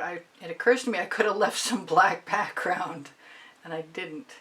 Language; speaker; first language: English; native; English